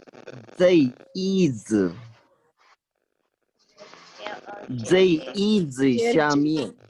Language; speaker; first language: Chinese; non-native, fluent; Urdu